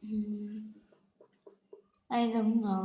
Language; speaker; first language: English; non-native, learner; Vietnamese